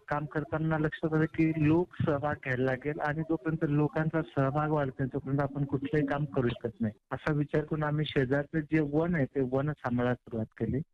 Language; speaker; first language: Marathi; non-native, local second language; Kukna